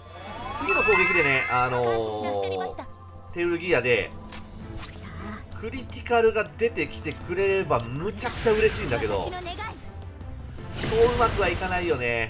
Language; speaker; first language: Japanese; native; Japanese